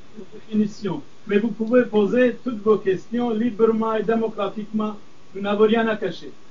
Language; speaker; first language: French; non-native, fluent; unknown